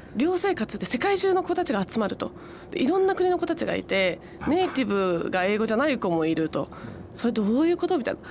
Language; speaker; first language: Japanese; native; Japanese